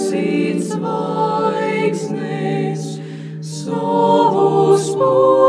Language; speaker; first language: Latvian; native; Latvian